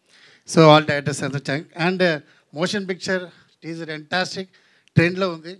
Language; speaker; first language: Telugu; non-native, learner; Tamil